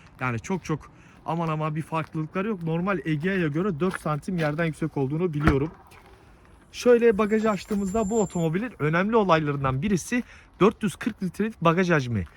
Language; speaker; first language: Turkish; native; Turkish